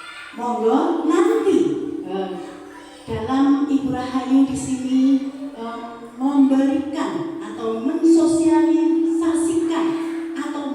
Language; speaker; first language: Indonesian; non-native, local second language; Javanese